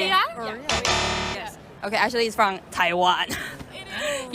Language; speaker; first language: English; non-native, fluent; Chinese